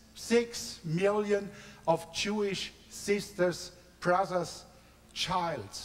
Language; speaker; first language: English; non-native, learner; German